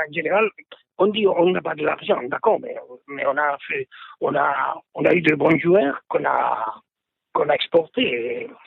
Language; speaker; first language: French; non-native, fluent; Spanish